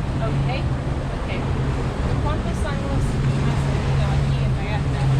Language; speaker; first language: Spanish; non-native, learner; English